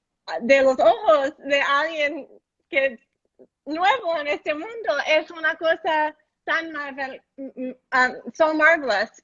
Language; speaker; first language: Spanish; non-native, learner; English